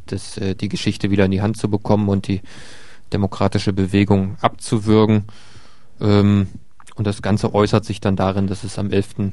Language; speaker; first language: German; native; German